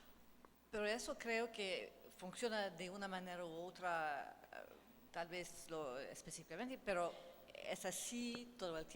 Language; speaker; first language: Spanish; non-native, learner; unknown